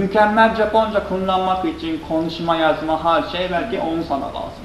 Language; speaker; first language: Turkish; non-native, fluent; Japanese